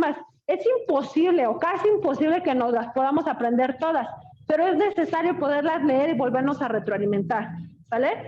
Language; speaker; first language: Spanish; native; Spanish